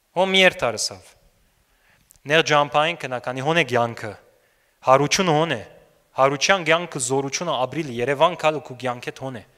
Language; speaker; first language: Armenian; early bilingual, heritage; Armenian